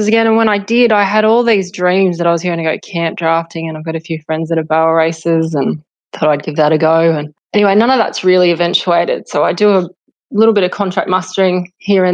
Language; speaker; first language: English; native; English